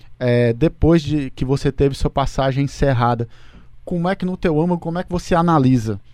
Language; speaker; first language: Portuguese; native; Portuguese